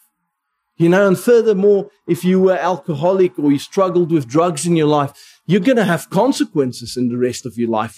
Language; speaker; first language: English; non-native, local second language; Afrikaans